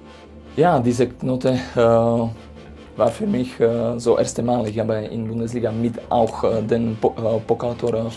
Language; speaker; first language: German; non-native, fluent; Slovak